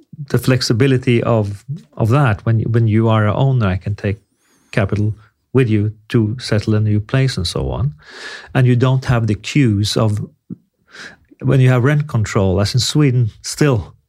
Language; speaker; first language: English; non-native, fluent; Norwegian